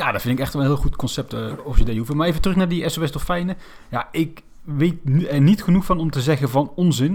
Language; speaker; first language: Dutch; native; Dutch